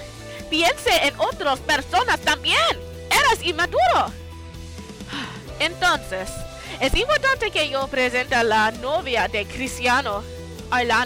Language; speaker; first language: Spanish; non-native, learner; English